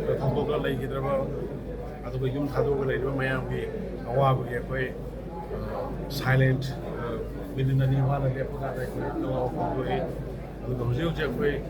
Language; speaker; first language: Manipuri; native; Manipuri